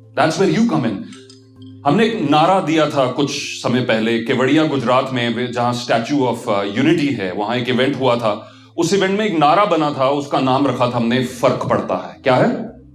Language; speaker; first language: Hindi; non-native, local second language; Punjabi